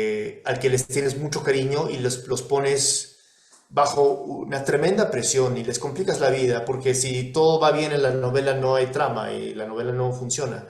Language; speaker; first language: Spanish; early bilingual, heritage; Spanish